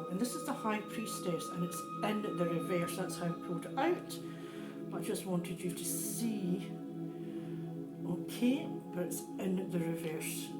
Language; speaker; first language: English; native; English